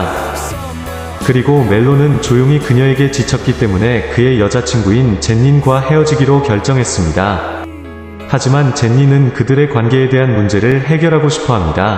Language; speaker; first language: Korean; non-native, learner; Filipino